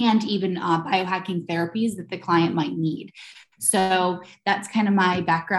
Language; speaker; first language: English; native; English